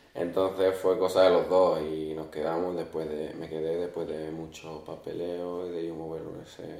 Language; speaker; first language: Spanish; early bilingual, other home language; Arabic